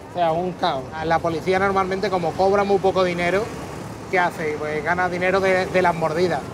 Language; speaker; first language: Spanish; native; Spanish